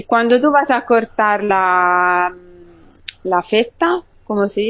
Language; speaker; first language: Spanish; non-native, fluent; Italian